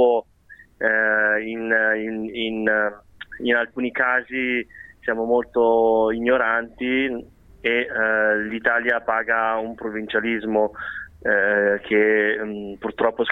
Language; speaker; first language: Italian; early bilingual, other home language; Chinese